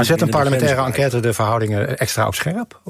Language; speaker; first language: Dutch; native; Dutch